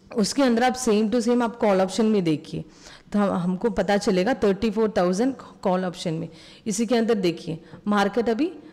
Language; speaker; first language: Hindi; non-native, local second language; Malayalam